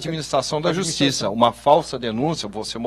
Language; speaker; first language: Portuguese; native; Portuguese